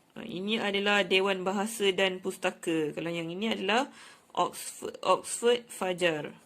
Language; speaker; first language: Malay; native; Malay